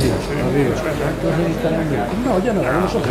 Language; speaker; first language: Spanish; native; Spanish